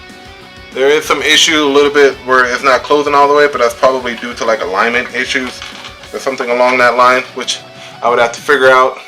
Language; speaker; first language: English; native; English